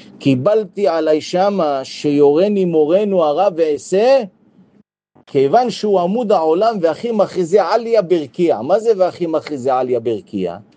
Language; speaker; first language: Hebrew; native; Hebrew